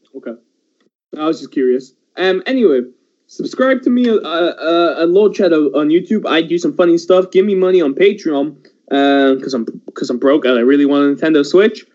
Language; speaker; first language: English; early bilingual, other home language; Persian